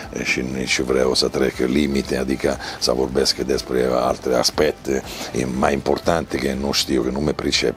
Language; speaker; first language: Romanian; non-native, learner; Italian